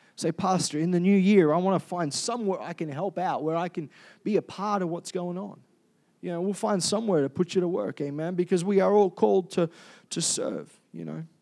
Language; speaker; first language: English; native; English